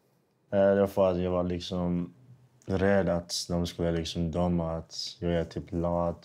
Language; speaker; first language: Swedish; non-native, fluent; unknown